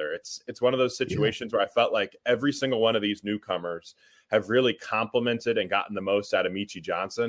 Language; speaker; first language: English; native; English